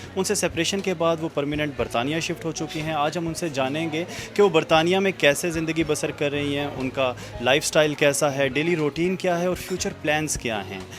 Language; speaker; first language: Urdu; native; Urdu